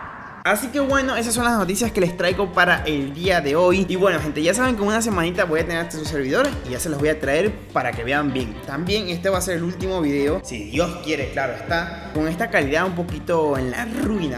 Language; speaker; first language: Spanish; native; Spanish